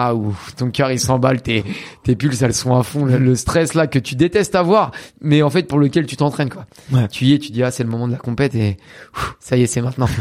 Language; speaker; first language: French; native; French